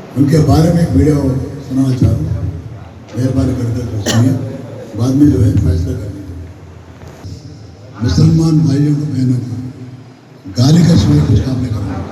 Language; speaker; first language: Hindi; non-native, local second language; Telugu